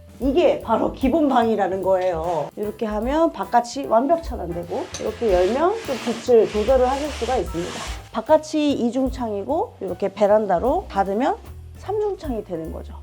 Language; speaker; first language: Korean; native; Korean